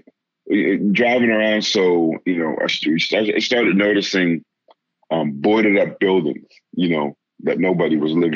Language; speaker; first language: English; native; English